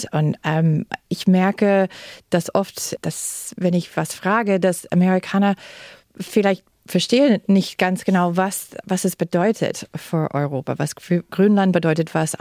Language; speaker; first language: German; non-native, fluent; English